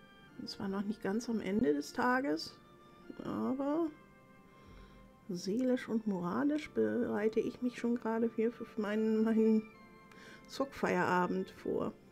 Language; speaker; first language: German; native; German